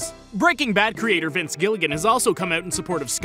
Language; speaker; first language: English; native; English